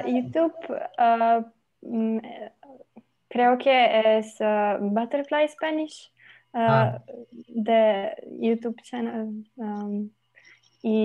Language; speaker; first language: Spanish; non-native, learner; Slovenian